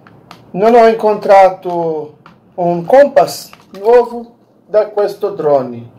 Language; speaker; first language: Italian; non-native, learner; Portuguese